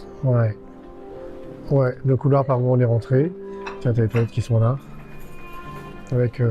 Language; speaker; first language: French; native; French